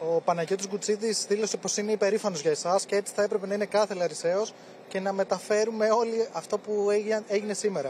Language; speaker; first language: Greek; native; Greek